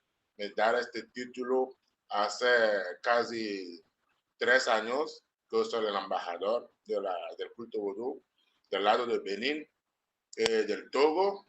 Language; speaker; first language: Spanish; non-native, learner; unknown